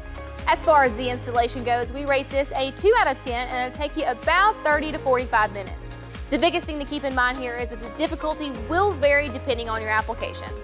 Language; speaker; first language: English; native; English